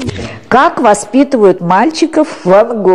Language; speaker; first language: Russian; native; Russian